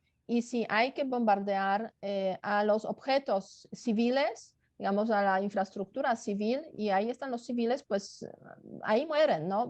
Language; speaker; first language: Spanish; non-native, fluent; Polish